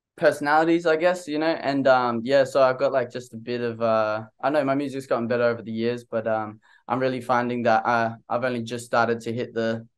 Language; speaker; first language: English; native; English